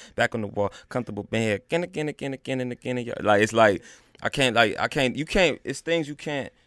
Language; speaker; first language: English; native; English